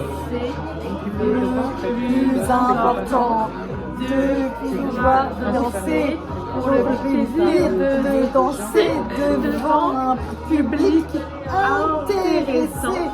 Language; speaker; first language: French; native; French